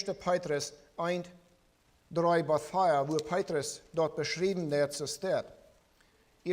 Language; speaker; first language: German; non-native, learner; Plautdietsch